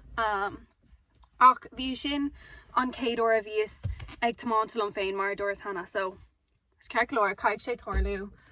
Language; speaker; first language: Irish; non-native, local second language; English